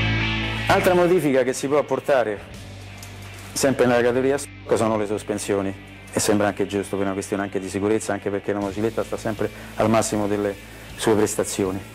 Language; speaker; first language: Italian; native; Italian